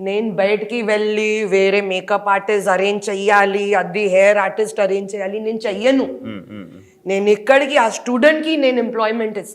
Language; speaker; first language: Telugu; non-native, fluent; Hindi